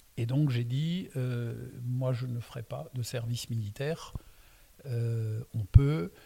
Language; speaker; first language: French; non-native, local second language; Swiss German